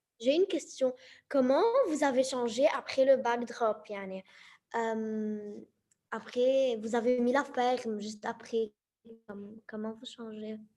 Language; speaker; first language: French; non-native, local second language; Arabic